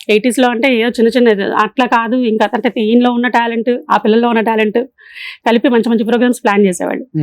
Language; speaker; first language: Telugu; native; Telugu